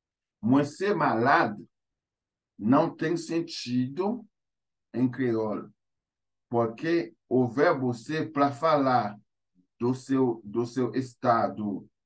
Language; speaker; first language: Portuguese; non-native, fluent; Haitian Creole